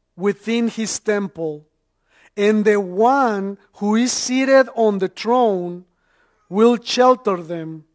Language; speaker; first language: English; non-native, fluent; Spanish